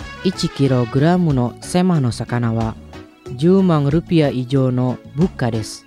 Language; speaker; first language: Japanese; non-native, fluent; Indonesian